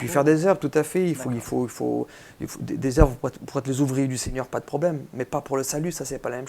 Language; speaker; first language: French; native; French